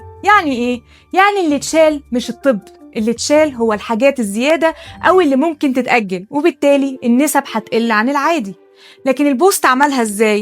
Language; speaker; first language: Arabic; native; Arabic